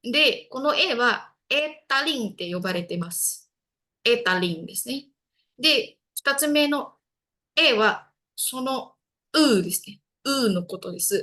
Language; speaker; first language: Japanese; non-native, fluent; Indonesian